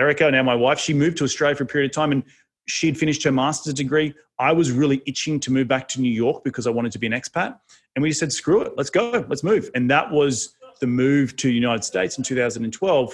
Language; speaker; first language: English; native; English